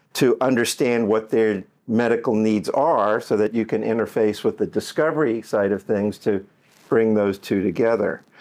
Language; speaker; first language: English; native; English